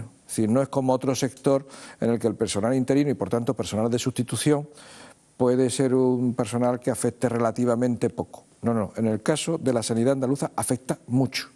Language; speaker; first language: Spanish; native; Spanish